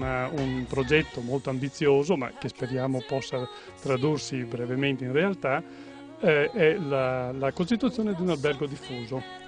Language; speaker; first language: Italian; native; Italian